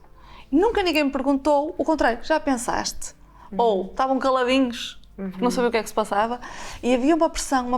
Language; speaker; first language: Portuguese; native; Portuguese